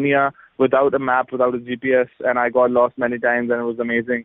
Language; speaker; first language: English; non-native, local second language; Urdu